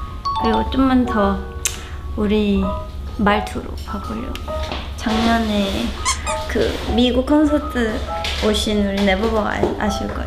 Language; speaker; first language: Korean; non-native, fluent; Thai